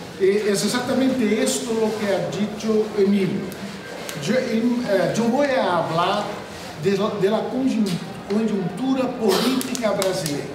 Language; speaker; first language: Spanish; non-native, fluent; Portuguese